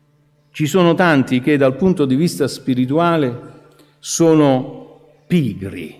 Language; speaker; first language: Italian; native; Italian